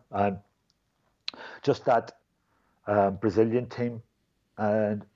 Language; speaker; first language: English; native; English